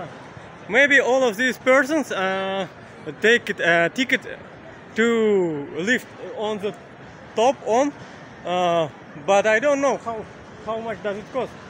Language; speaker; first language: English; non-native, learner; Russian